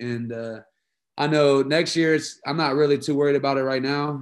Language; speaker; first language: English; native; English